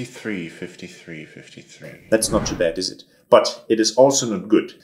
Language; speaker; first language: English; non-native, fluent; German